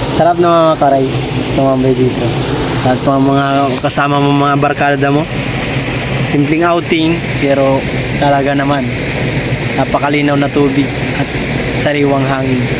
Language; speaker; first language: Filipino; non-native, local second language; Waray